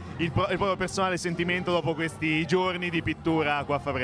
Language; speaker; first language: Italian; native; Italian